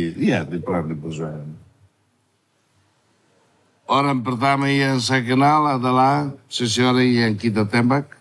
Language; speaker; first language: Indonesian; non-native, learner; Tetum